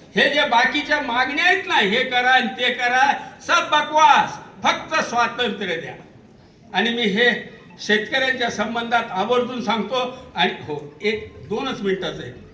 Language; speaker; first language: Marathi; non-native, local second language; Urdu